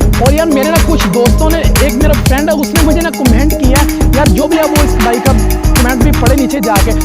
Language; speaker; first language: Urdu; non-native, local second language; Punjabi